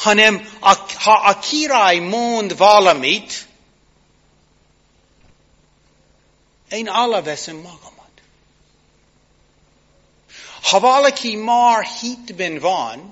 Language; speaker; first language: Hungarian; non-native, fluent; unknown